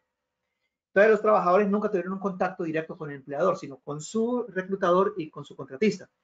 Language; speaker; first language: Spanish; native; Spanish